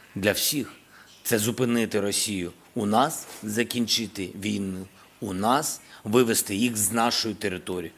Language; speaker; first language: Ukrainian; non-native, local second language; Russian